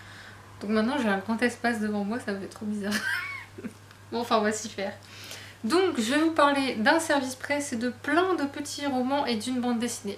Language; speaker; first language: French; native; French